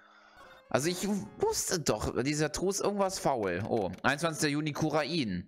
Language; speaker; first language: German; native; German